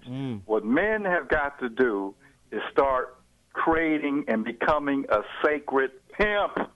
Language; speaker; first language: English; native; English